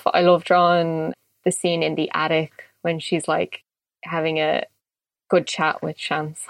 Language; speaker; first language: English; native; English